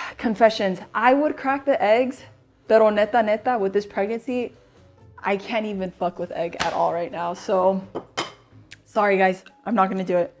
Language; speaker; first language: English; early bilingual, other home language; Spanish